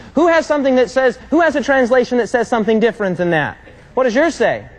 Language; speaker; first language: English; native; English